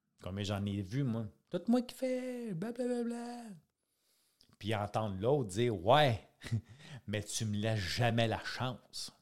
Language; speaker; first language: French; native; French